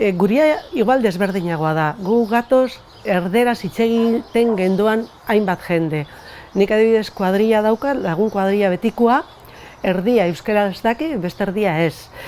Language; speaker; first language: Basque; non-native, local second language; Spanish